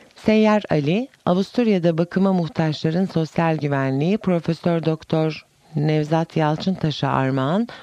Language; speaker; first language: Turkish; native; Turkish